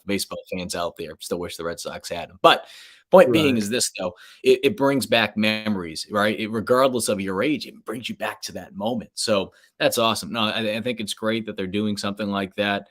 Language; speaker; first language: English; native; English